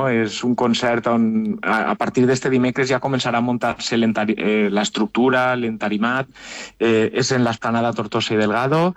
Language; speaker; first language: Catalan; native; Catalan